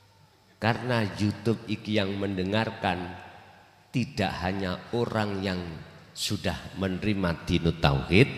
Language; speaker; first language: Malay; non-native, local second language; Javanese